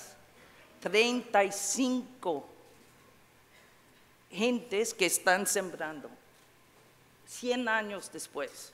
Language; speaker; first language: Spanish; non-native, fluent; English